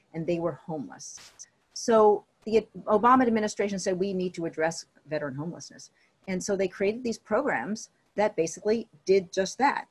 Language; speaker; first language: English; native; English